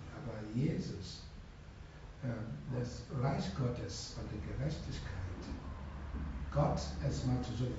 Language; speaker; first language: German; non-native, learner; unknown